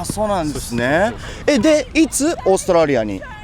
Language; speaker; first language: Japanese; native; Japanese